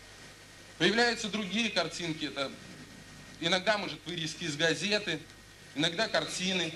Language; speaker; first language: Russian; native; Russian